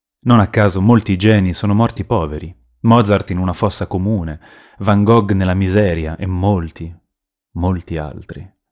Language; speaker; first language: Italian; native; Italian